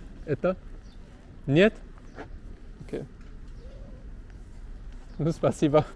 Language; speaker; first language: Russian; non-native, learner; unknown